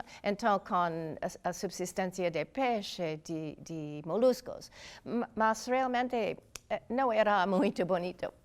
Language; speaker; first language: Portuguese; non-native, fluent; English